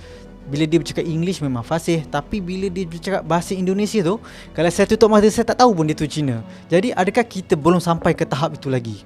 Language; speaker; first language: Malay; native; Malay